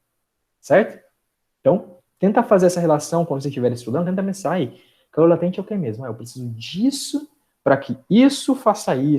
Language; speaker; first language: Portuguese; native; Portuguese